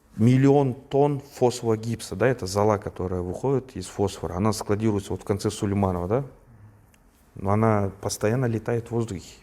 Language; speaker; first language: Russian; non-native, local second language; Kazakh